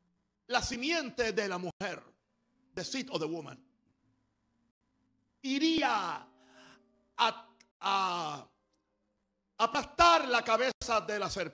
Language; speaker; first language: Spanish; native; Spanish